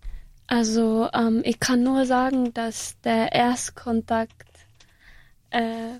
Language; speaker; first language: German; non-native, learner; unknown